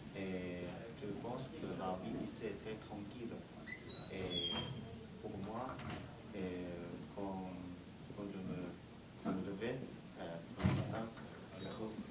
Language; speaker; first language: French; non-native, learner; Chinese